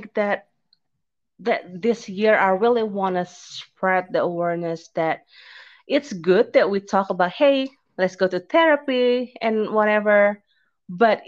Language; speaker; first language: English; non-native, fluent; Indonesian